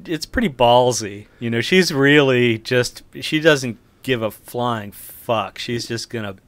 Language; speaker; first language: English; native; English